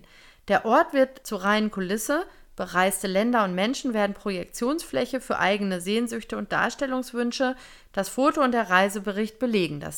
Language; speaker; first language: German; native; German